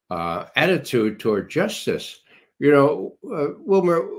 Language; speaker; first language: English; native; English